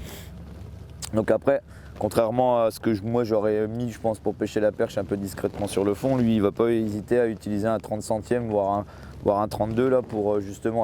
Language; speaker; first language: French; native; French